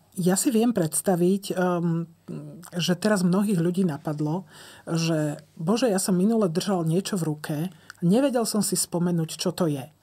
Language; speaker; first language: Slovak; native; Slovak